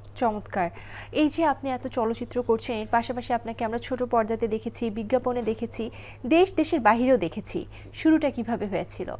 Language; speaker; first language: Bangla; native; Bangla